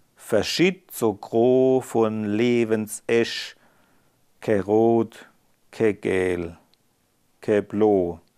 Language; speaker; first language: German; non-native, local second language; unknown